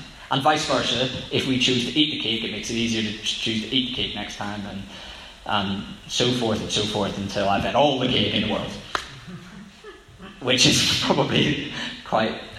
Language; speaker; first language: English; native; English